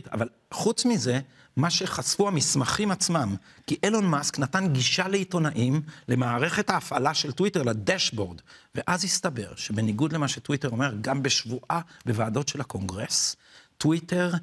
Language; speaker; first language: Hebrew; native; Hebrew